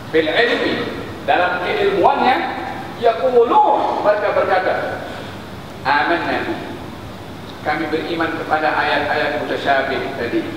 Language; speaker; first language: Malay; native; Malay